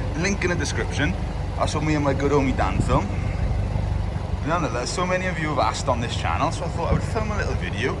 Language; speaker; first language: English; native; English